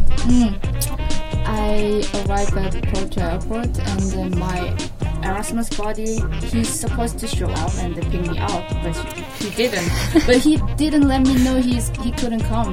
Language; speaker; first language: English; non-native, learner; Korean